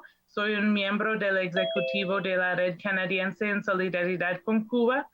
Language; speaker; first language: Spanish; non-native, fluent; English